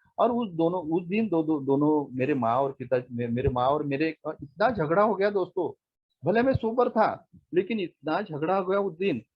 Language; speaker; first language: Hindi; non-native, local second language; Marathi